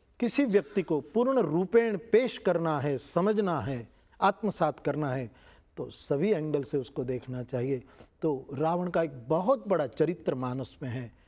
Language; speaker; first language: Hindi; non-native, local second language; Gujarati